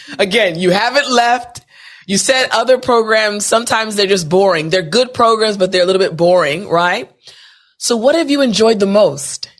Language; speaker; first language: English; native; English